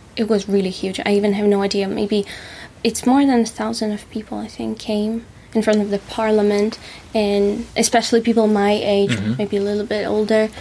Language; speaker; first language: English; non-native, fluent; Russian